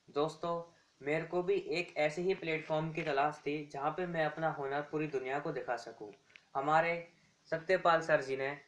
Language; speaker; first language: Hindi; native; Hindi